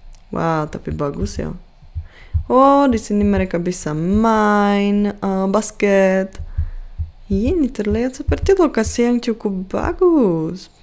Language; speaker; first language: Indonesian; non-native, fluent; Czech